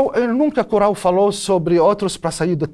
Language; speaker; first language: Portuguese; non-native, learner; Arabic